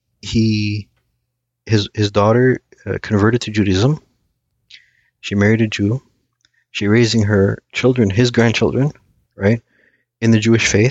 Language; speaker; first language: English; early bilingual, other home language; Assyrian Neo-Aramaic